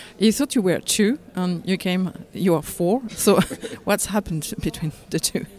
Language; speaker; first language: English; non-native, learner; French